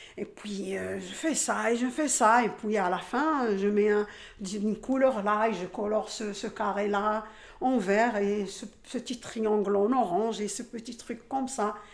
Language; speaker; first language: French; non-native, local second language; Arabic